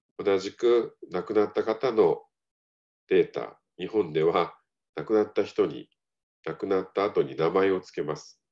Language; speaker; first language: Japanese; native; Japanese